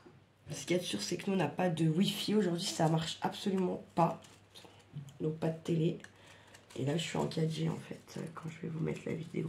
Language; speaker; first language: French; native; French